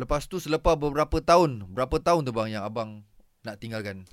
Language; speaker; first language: Malay; native; Malay